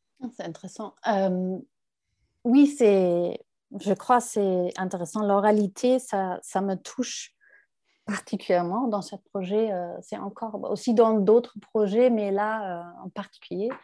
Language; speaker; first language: French; non-native, fluent; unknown